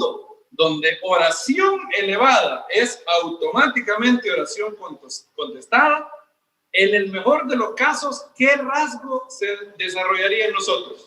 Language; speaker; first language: Spanish; native; Spanish